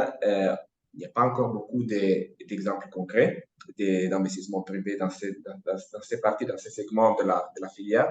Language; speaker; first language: French; non-native, fluent; Italian